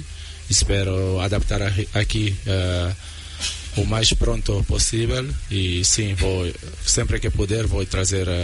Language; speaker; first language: Spanish; non-native, learner; Portuguese